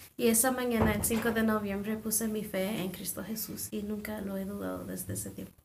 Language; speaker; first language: Spanish; non-native, fluent; English